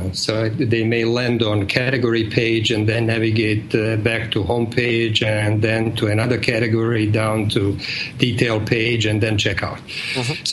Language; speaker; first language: English; non-native, fluent; Bosnian